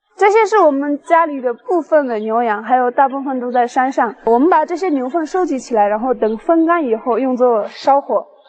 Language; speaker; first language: Chinese; non-native, local second language; Tibetan